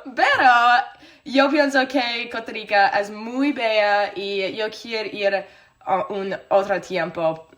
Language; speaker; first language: Spanish; non-native, learner; English